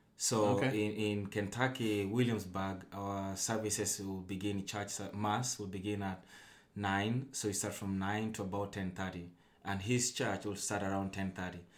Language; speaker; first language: English; non-native, local second language; Luyia